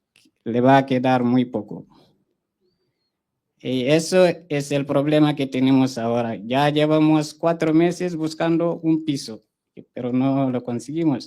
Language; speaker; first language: Spanish; non-native, fluent; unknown